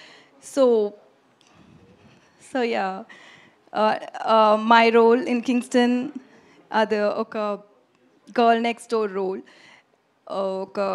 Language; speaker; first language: Telugu; non-native, local second language; Tamil